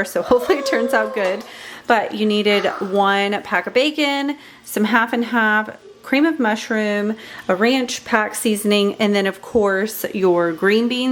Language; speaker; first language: English; native; English